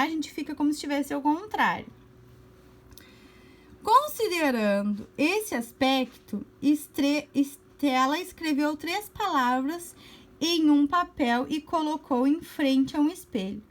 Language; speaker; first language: Portuguese; native; Portuguese